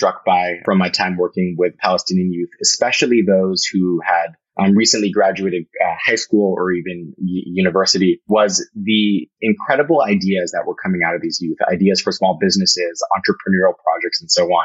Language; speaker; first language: English; native; English